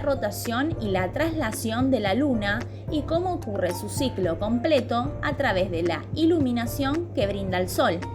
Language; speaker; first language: Spanish; native; Spanish